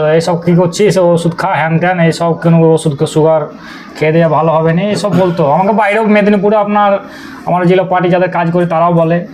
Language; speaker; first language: Bangla; native; Bangla